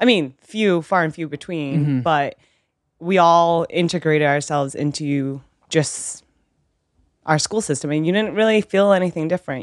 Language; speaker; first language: English; early bilingual, other home language; Vietnamese